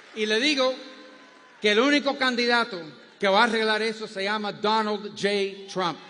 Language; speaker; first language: Spanish; early bilingual, heritage; Spanish